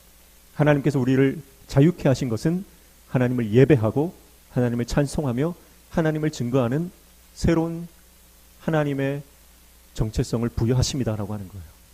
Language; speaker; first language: Korean; native; Korean